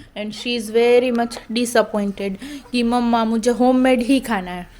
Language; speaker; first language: Hindi; non-native, local second language; Gujarati